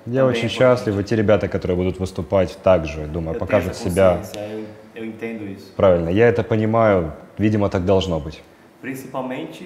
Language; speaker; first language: Russian; non-native, fluent; Portuguese